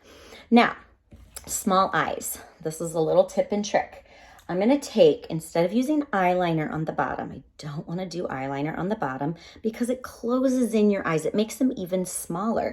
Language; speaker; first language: English; native; English